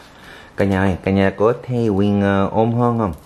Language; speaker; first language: Vietnamese; non-native, learner; Korean